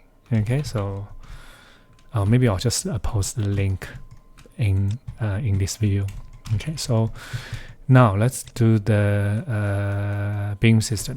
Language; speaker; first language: English; non-native, fluent; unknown